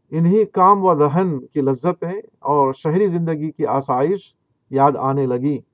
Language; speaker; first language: Urdu; native; Urdu